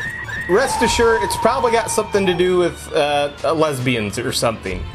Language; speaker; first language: English; native; English